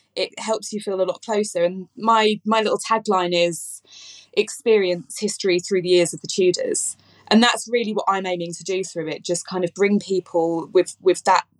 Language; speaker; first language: English; native; English